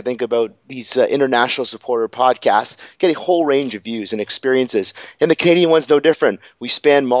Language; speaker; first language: English; native; English